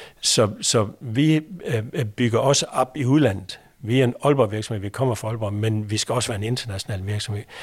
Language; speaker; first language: Danish; native; Danish